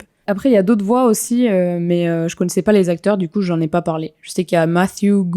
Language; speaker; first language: French; native; French